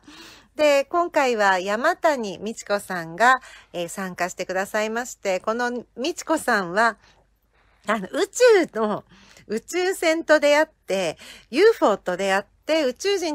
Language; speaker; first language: Japanese; native; Japanese